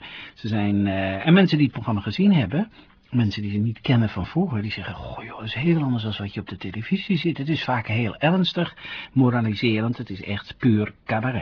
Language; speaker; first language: Dutch; native; Dutch